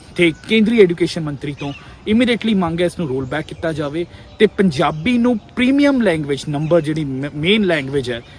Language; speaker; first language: Punjabi; native; Punjabi